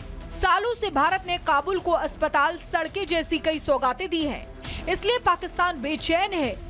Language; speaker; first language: Hindi; native; Hindi